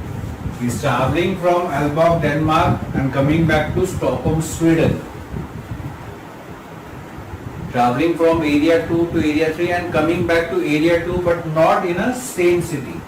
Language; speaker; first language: English; non-native, local second language; Hindi